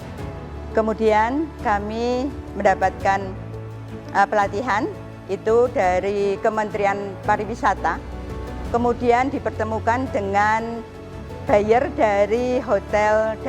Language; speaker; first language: Indonesian; non-native, local second language; Javanese